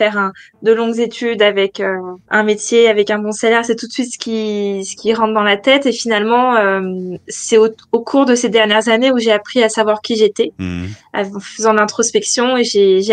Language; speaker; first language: French; native; French